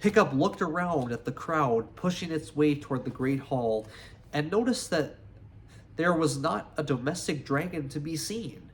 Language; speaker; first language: English; native; English